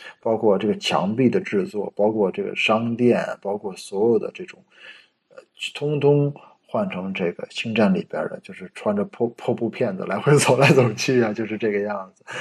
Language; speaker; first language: Chinese; native; Chinese